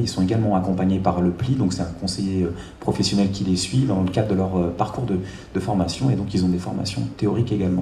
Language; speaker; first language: French; native; French